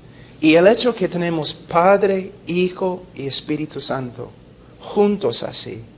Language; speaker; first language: Spanish; non-native, fluent; English